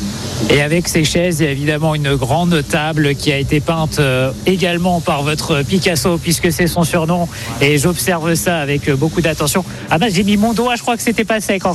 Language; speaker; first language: French; native; French